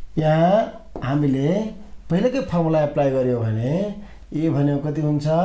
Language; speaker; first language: Nepali; non-native, local second language; Maithili